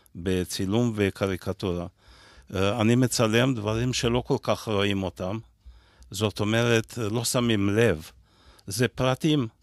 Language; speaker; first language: Hebrew; non-native, fluent; Romanian